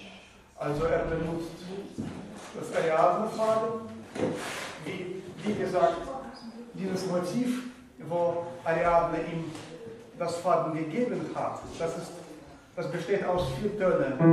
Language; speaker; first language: German; non-native, fluent; Russian